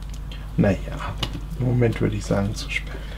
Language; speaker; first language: German; native; German